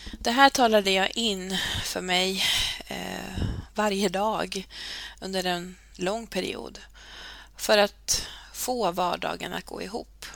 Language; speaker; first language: Swedish; early bilingual, other home language; Spanish